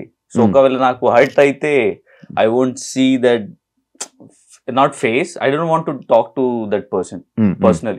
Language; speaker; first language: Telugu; non-native, learner; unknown